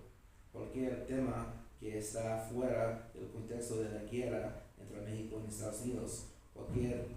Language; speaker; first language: Spanish; non-native, learner; English